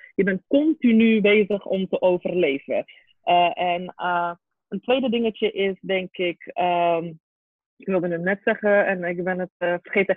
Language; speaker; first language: Dutch; early bilingual, other home language; Persian